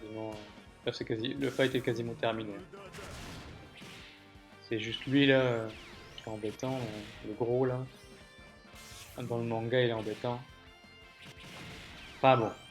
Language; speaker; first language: French; native; French